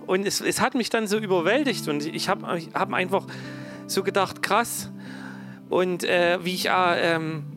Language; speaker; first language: German; native; German